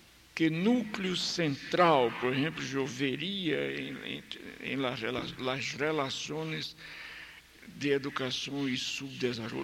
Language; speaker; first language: Spanish; non-native, fluent; Portuguese